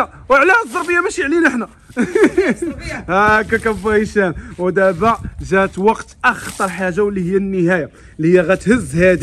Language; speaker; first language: Arabic; native; Arabic